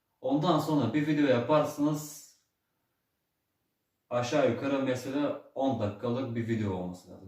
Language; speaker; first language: Turkish; early bilingual, heritage; Turkish